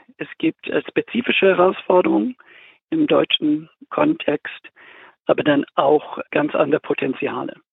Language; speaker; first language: German; non-native, fluent; English